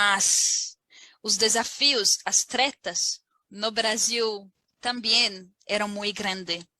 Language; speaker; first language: Portuguese; non-native, learner; Arabic